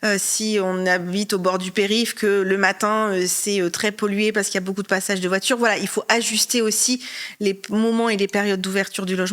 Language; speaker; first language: French; native; French